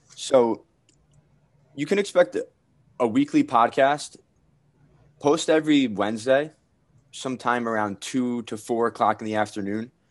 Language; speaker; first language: English; native; English